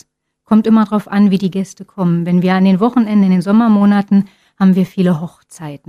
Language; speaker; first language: German; native; German